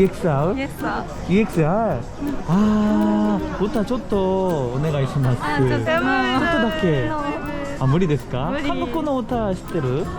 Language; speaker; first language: Japanese; non-native, learner; Korean